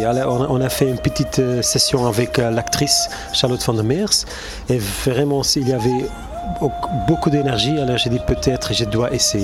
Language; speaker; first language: French; non-native, local second language; Turkish